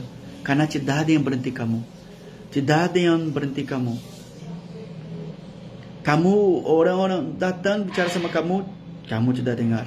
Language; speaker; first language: Indonesian; non-native, fluent; Portuguese